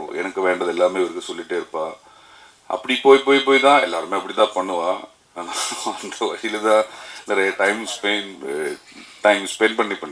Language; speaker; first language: Tamil; non-native, learner; Malayalam